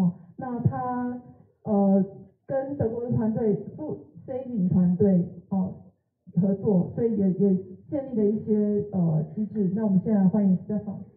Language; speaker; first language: Chinese; native; Chinese